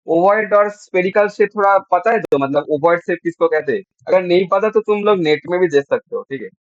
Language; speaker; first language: Hindi; non-native, local second language; Bangla